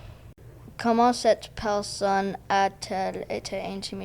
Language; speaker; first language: French; non-native, local second language; English